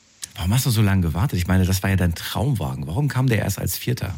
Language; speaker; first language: German; native; German